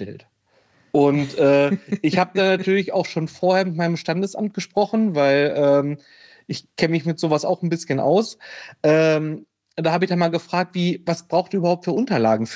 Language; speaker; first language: German; native; German